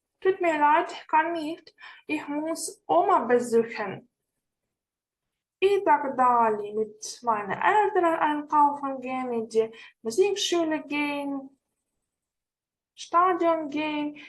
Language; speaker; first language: German; non-native, fluent; Ukrainian